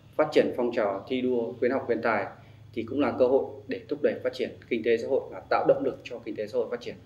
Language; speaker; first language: Vietnamese; native; Vietnamese